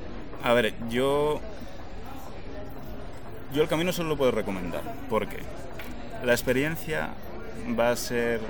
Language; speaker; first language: Spanish; native; Spanish